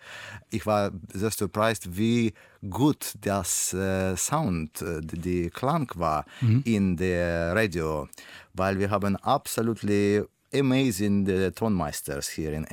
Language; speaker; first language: German; non-native, learner; Russian